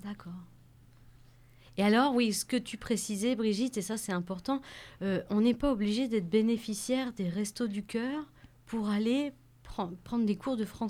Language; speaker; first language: French; native; French